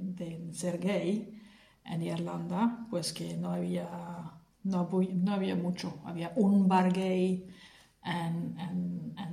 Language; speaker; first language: Spanish; non-native, fluent; French